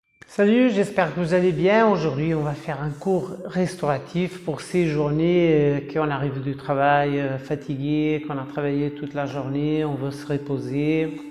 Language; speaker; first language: French; non-native, fluent; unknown